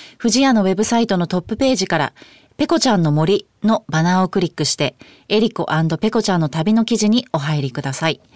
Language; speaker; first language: Japanese; native; Japanese